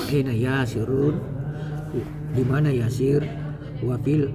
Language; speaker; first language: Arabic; non-native, learner; Indonesian